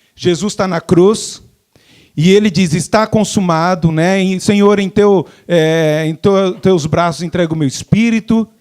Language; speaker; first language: Portuguese; native; Portuguese